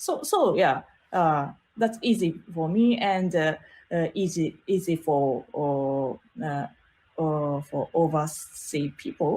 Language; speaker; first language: English; non-native, learner; Japanese